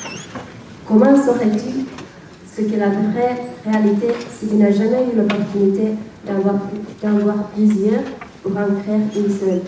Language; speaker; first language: French; non-native, fluent; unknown